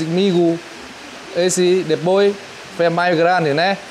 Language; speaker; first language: Portuguese; non-native, learner; Vietnamese